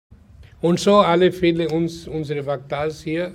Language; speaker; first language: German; non-native, learner; Hindi